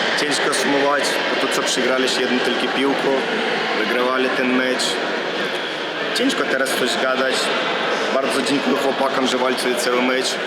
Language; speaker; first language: Polish; non-native, fluent; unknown